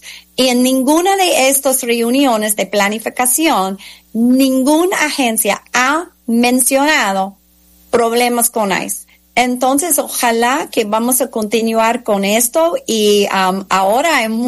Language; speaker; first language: Spanish; non-native, fluent; English